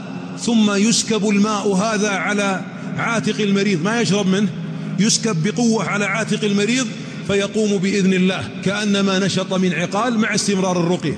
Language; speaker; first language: Arabic; native; Arabic